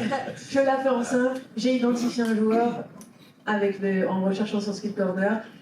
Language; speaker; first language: French; native; French